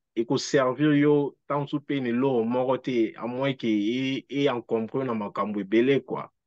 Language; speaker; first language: French; non-native, local second language; Lingala